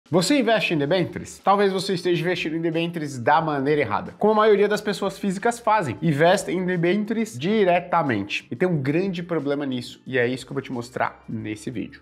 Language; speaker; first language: Portuguese; native; Portuguese